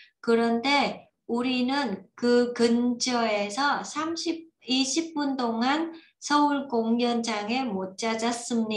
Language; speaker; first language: Korean; non-native, learner; Vietnamese